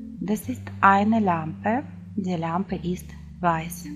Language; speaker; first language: German; non-native, fluent; Ukrainian